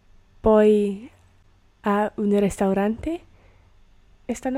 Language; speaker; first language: Spanish; non-native, learner; English